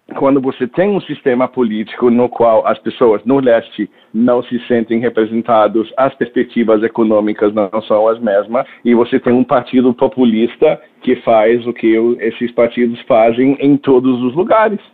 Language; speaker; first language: Portuguese; non-native, fluent; German